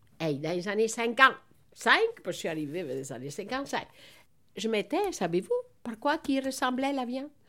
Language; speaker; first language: French; non-native, fluent; Italian